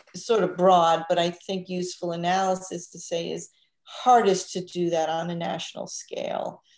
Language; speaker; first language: English; native; English